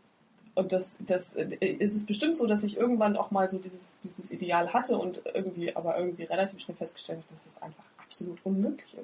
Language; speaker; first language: German; native; German